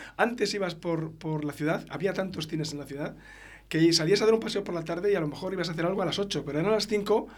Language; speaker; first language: Spanish; native; Spanish